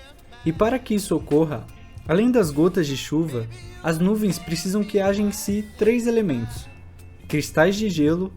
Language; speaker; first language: Portuguese; native; Portuguese